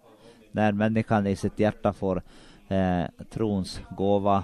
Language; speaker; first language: Swedish; non-native, local second language; Finnish